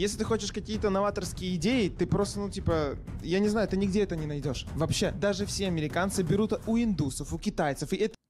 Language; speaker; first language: Russian; native; Russian